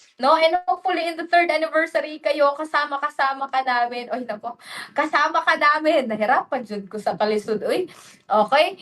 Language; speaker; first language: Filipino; non-native, local second language; Waray